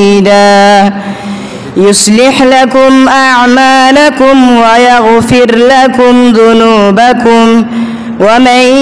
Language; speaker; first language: Arabic; non-native, fluent; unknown